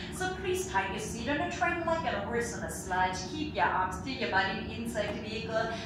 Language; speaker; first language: English; non-native, fluent; German